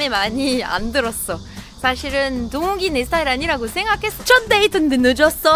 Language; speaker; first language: Korean; non-native, fluent; French